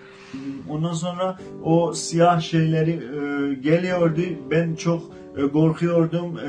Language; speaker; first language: Turkish; non-native, fluent; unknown